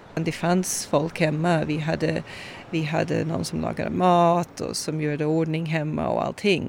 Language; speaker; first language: Swedish; non-native, fluent; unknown